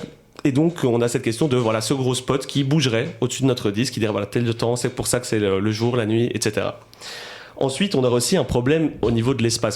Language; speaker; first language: French; native; French